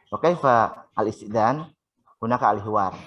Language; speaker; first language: Arabic; non-native, fluent; Indonesian